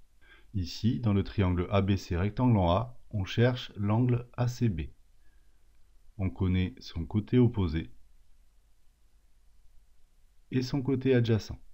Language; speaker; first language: French; native; French